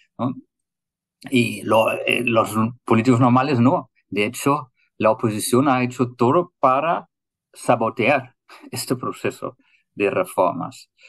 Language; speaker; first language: Spanish; non-native, fluent; German